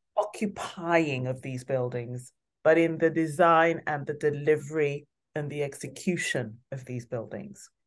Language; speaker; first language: English; non-native, local second language; Yoruba